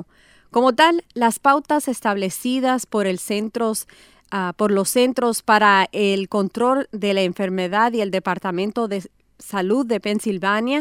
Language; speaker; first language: Spanish; native; Spanish